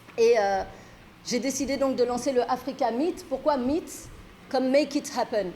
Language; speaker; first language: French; early bilingual, other home language; Fula